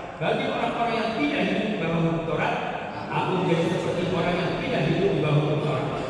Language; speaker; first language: Indonesian; native; Indonesian